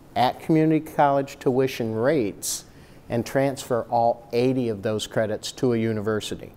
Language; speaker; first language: English; native; English